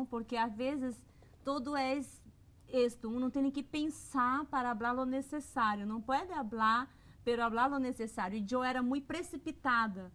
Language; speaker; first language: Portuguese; non-native, learner; Spanish